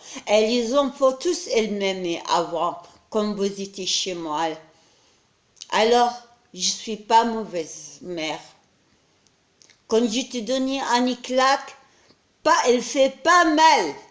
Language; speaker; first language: French; non-native, learner; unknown